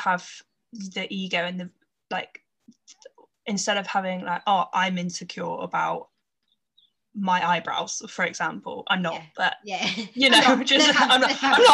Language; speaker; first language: English; native; English